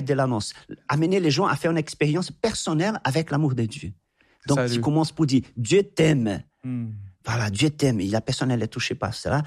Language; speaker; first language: French; non-native, fluent; Portuguese